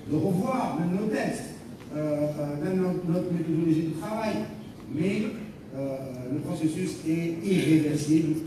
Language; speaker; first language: French; non-native, local second language; Arabic